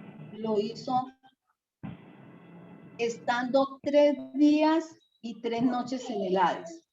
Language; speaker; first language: Spanish; native; Spanish